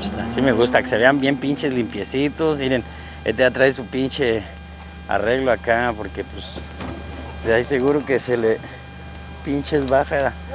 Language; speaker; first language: Spanish; native; Spanish